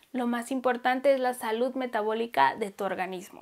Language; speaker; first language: Spanish; native; Spanish